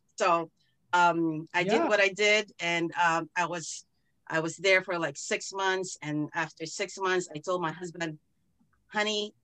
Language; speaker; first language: English; non-native, local second language; Filipino